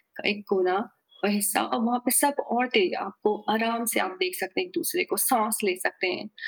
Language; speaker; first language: Hindi; native; Hindi